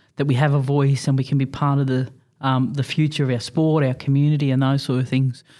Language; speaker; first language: English; native; English